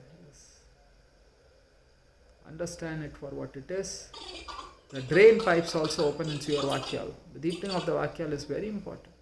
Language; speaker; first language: English; non-native, local second language; Hindi